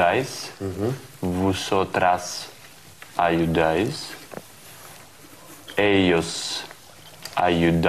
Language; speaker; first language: Spanish; non-native, learner; Russian